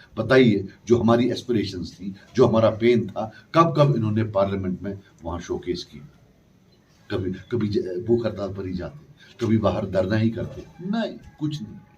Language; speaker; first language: Urdu; non-native, local second language; Kashmiri